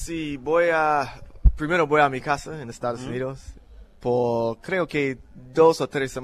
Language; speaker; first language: Spanish; non-native, learner; English